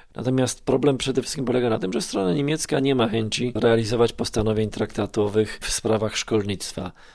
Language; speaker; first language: Polish; native; Polish